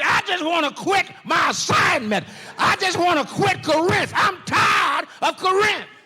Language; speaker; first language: English; native; English